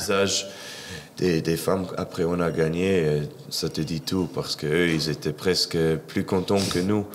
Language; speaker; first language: French; non-native, fluent; English